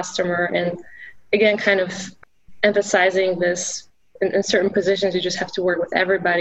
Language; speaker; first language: English; non-native, fluent; Polish